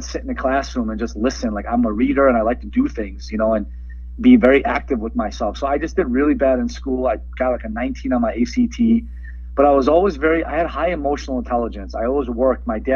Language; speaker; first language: English; early bilingual, other home language; Persian